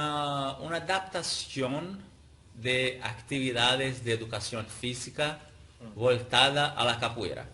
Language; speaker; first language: Spanish; non-native, fluent; Portuguese